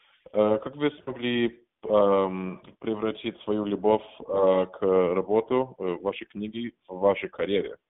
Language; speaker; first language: Russian; non-native, learner; English